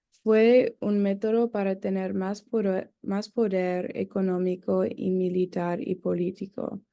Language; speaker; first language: Spanish; non-native, learner; English